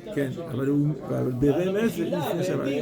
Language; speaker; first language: Hebrew; non-native, fluent; French